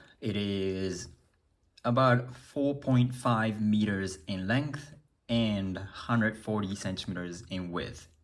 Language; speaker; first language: English; non-native, fluent; Japanese